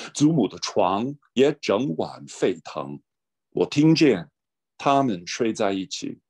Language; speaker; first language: Chinese; non-native, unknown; English